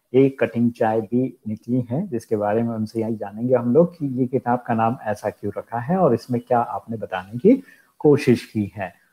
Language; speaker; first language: Hindi; native; Hindi